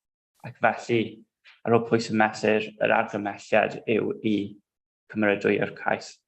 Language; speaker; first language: Welsh; non-native, local second language; English